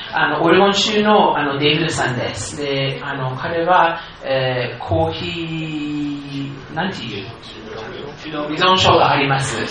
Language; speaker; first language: Japanese; non-native, fluent; English